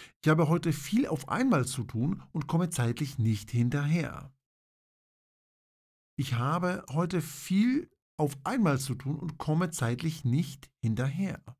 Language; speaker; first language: German; non-native, fluent; Polish